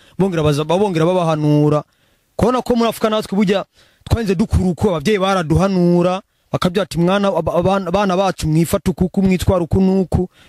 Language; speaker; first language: Rundi; early bilingual, heritage; Rundi